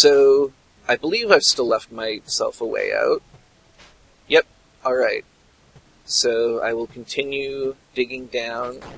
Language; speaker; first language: English; native; English